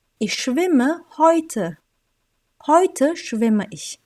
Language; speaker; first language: German; non-native, fluent; Turkish